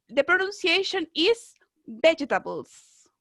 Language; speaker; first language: English; non-native, fluent; Spanish